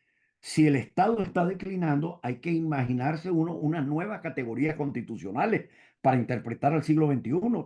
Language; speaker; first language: Spanish; native; Spanish